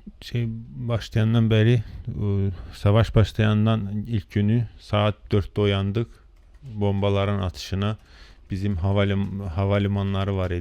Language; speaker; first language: Turkish; non-native, fluent; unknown